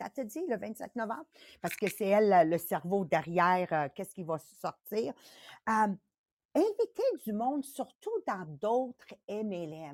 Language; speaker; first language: French; native; French